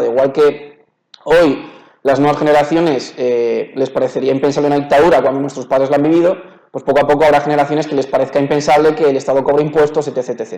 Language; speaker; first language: Spanish; native; Spanish